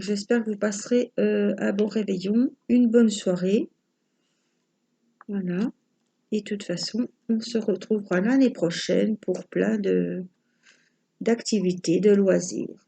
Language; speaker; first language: French; native; French